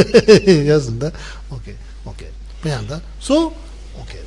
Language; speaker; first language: Russian; non-native, learner; Tibetan